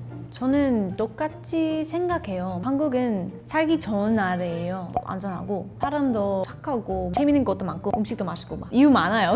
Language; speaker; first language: Korean; non-native, learner; English